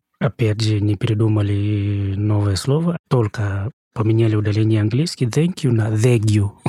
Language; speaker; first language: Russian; non-native, fluent; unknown